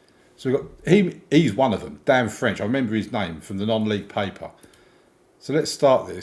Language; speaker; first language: English; native; English